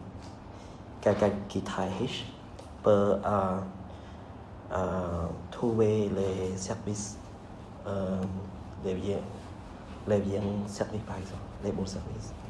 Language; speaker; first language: French; non-native, learner; Khmer